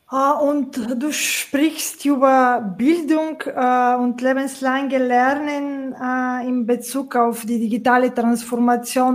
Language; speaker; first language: German; non-native, fluent; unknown